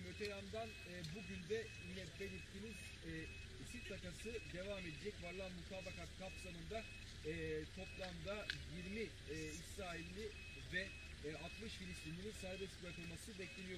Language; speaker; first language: Turkish; native; Turkish